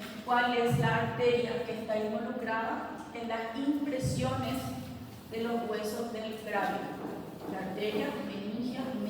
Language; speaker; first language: Spanish; native; Spanish